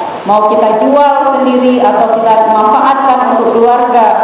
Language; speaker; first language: Indonesian; native; Indonesian